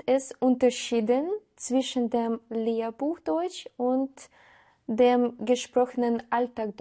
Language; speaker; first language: German; non-native, learner; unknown